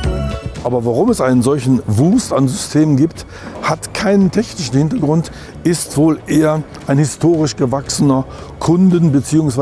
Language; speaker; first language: German; native; German